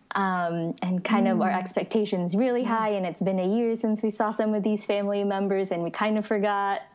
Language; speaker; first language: English; non-native, local second language; Filipino